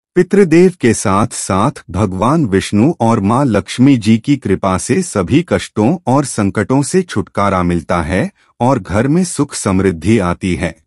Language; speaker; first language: Hindi; native; Hindi